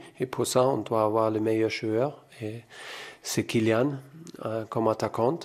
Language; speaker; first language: French; non-native, fluent; German